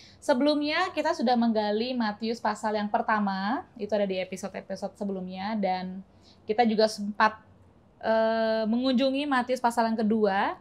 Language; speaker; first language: Indonesian; native; Indonesian